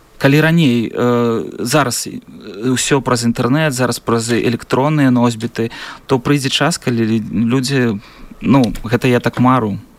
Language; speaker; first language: Belarusian; non-native, local second language; Russian